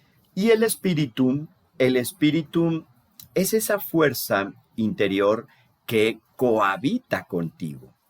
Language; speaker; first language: Spanish; native; Spanish